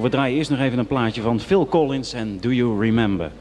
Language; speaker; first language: Dutch; native; Dutch